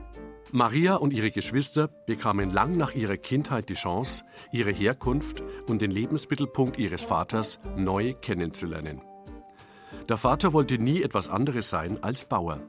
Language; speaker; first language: German; native; German